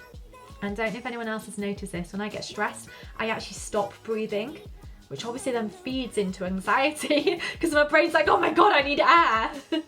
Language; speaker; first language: English; native; English